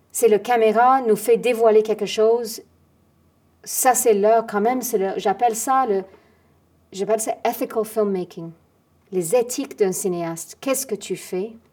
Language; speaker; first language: French; non-native, fluent; English